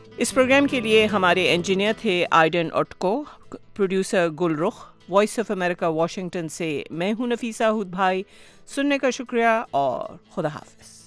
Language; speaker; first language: Urdu; native; Urdu